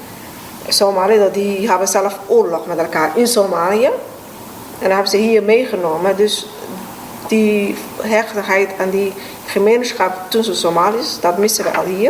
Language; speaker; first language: Dutch; non-native, fluent; Somali